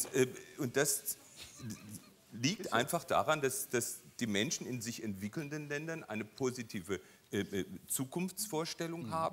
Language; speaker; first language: German; native; German